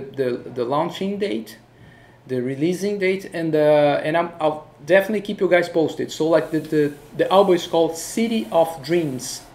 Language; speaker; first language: English; non-native, fluent; Portuguese